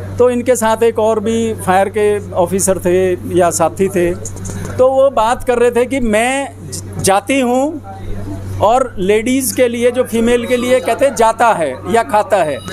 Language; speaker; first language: Hindi; native; Hindi